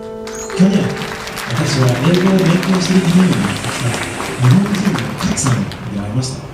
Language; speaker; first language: Japanese; non-native, learner; English